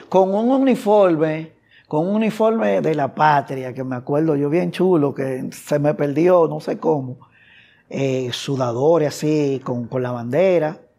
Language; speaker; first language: Spanish; native; Spanish